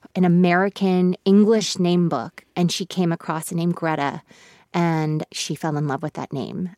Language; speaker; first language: English; early bilingual, other home language; Korean